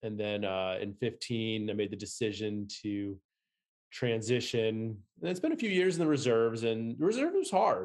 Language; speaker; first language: English; native; English